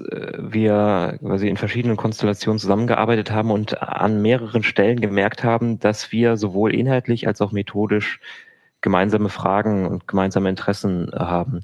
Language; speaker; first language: German; native; German